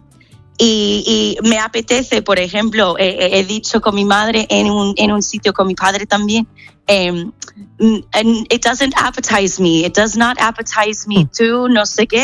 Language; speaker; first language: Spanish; non-native, fluent; English